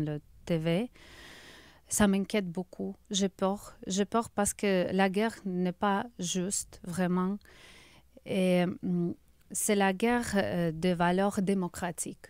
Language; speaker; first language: French; non-native, learner; Ukrainian